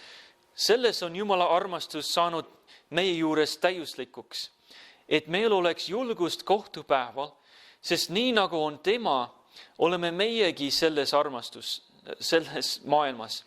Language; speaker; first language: Estonian; non-native, fluent; English